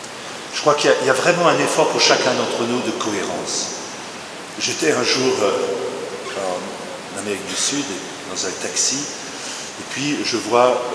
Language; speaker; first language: French; native; French